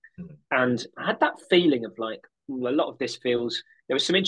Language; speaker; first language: English; native; English